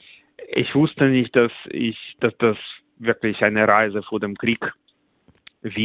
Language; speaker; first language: German; non-native, fluent; Russian